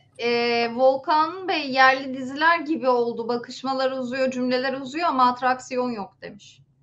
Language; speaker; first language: Turkish; native; Turkish